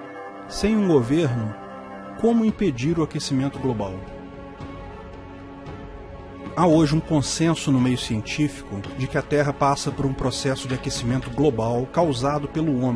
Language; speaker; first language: Portuguese; native; Portuguese